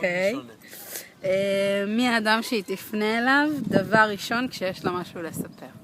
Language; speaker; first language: Hebrew; native; Hebrew